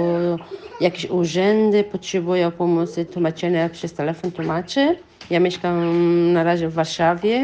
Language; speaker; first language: Polish; non-native, learner; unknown